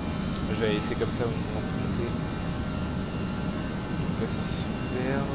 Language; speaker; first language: French; native; French